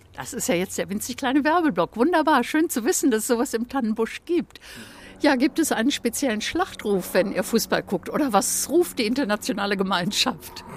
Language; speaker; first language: German; native; German